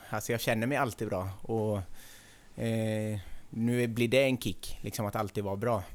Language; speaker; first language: Swedish; native; Swedish